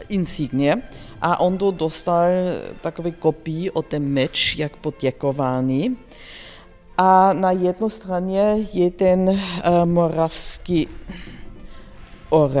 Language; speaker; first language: Czech; non-native, learner; German